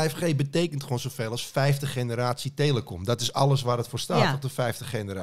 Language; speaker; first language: Dutch; native; Dutch